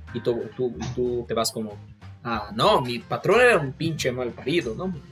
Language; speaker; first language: Spanish; non-native, fluent; Portuguese